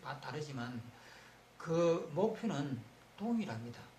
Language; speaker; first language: Korean; native; Korean